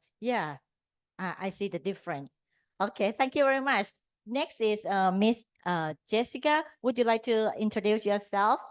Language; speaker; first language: English; non-native, learner; Thai